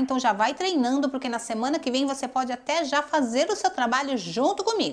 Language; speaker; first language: Portuguese; native; Portuguese